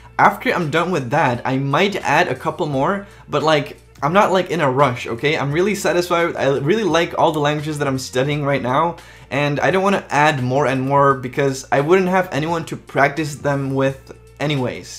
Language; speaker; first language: English; non-native, fluent; Czech